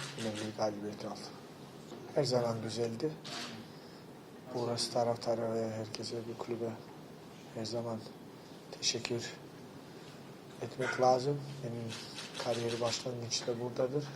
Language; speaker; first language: Turkish; non-native, fluent; Georgian